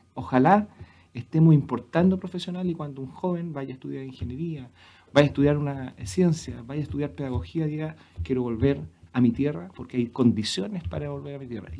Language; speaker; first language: Spanish; native; Spanish